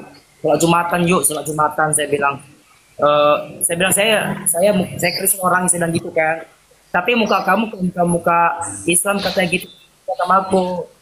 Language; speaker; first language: Indonesian; native; Indonesian